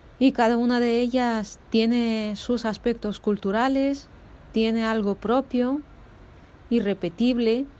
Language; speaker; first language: Spanish; non-native, fluent; Russian